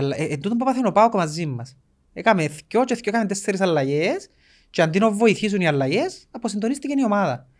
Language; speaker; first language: Greek; native; Greek